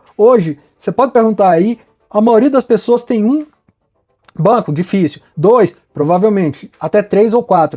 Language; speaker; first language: Portuguese; native; Portuguese